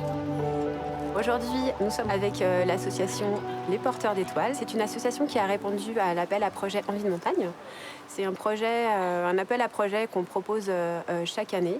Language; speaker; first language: French; native; French